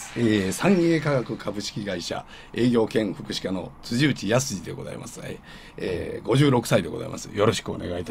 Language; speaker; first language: Japanese; native; Japanese